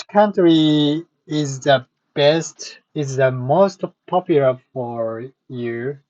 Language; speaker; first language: English; non-native, learner; Japanese